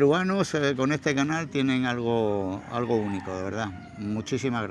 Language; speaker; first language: Spanish; native; Spanish